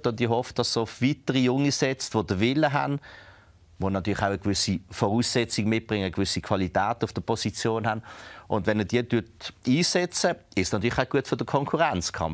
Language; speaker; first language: German; native; German